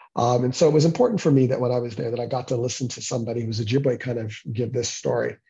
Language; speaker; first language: English; native; English